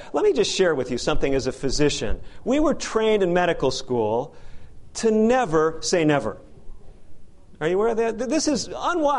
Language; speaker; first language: English; native; English